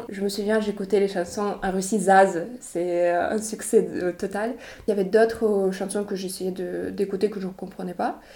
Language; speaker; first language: French; non-native, fluent; Russian